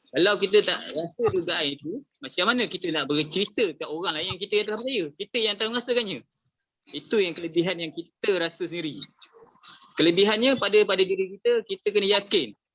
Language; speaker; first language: Malay; native; Malay